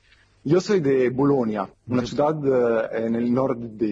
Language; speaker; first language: Spanish; non-native, fluent; Italian